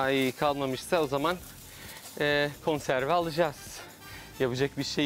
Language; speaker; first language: Turkish; non-native, fluent; Arabic